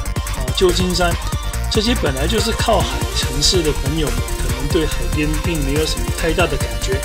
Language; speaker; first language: Chinese; native; Chinese